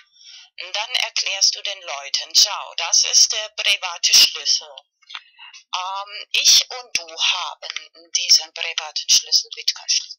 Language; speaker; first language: German; non-native, fluent; Spanish